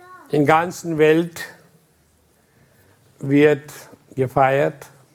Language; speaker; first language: German; non-native, learner; Hindi